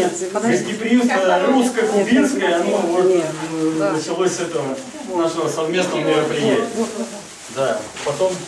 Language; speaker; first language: Russian; native; Russian